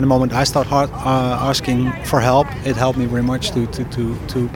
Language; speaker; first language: English; non-native, fluent; Dutch